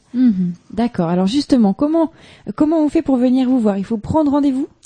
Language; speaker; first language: French; native; French